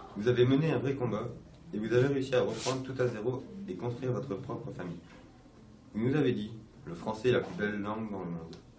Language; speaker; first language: French; native; French